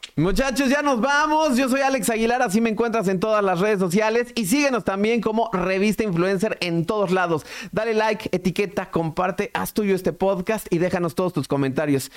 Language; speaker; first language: Spanish; native; Spanish